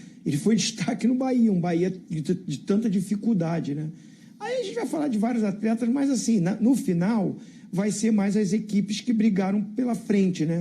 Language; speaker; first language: Portuguese; native; Portuguese